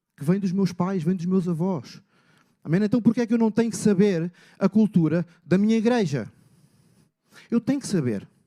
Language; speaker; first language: Portuguese; native; Portuguese